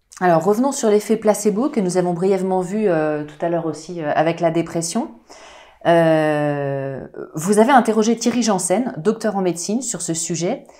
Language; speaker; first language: French; native; French